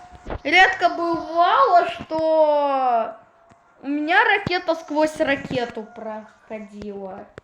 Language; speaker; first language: Russian; native; Russian